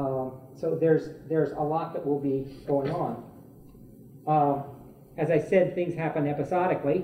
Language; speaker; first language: English; native; English